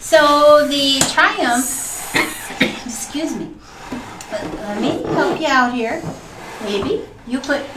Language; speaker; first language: English; native; English